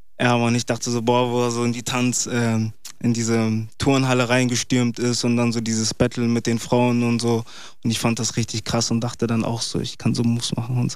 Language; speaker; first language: German; early bilingual, other home language; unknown